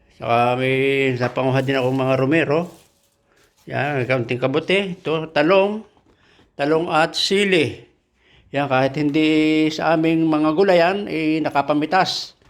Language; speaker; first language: Filipino; native; Filipino